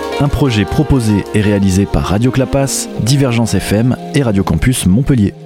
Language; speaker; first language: French; native; French